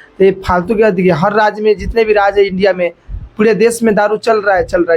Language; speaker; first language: Hindi; native; Hindi